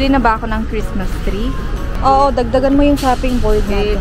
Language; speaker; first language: Filipino; native; Filipino